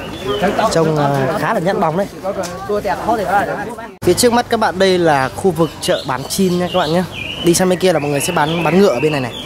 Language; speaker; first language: Vietnamese; native; Vietnamese